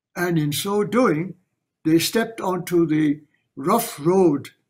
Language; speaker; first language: English; non-native, local second language; Chinese